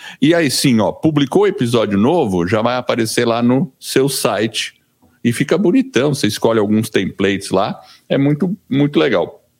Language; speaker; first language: Portuguese; early bilingual, other home language; English